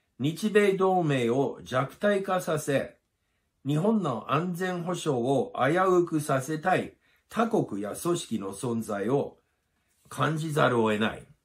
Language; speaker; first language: Japanese; non-native, fluent; English